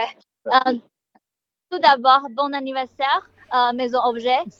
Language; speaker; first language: French; non-native, learner; Chinese